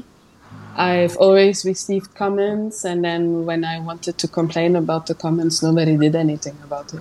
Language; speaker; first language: English; non-native, fluent; Upper Guinea Crioulo